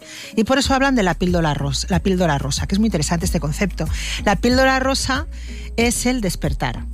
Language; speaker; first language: Spanish; native; Spanish